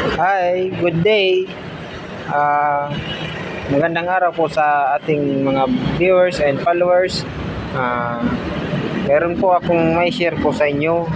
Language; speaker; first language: Filipino; non-native, local second language; Bikol